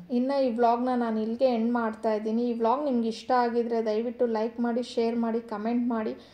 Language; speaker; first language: Kannada; non-native, local second language; Telugu